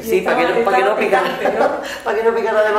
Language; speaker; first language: Spanish; native; Spanish